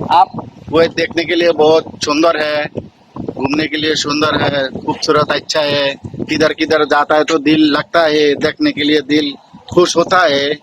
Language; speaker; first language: Hindi; non-native, learner; Bangla